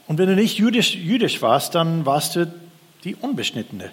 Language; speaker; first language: German; non-native, fluent; English